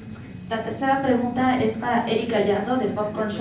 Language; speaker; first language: Spanish; native; Spanish